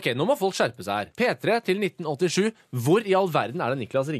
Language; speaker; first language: Norwegian; native; Norwegian